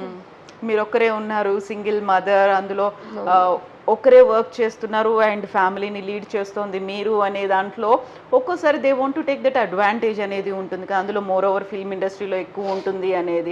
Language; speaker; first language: Telugu; native; Telugu